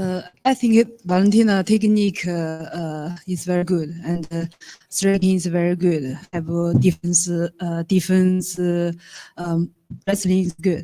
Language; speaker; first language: English; non-native, learner; Chinese